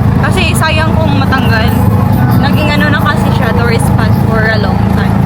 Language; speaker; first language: Filipino; non-native, local second language; Cebuano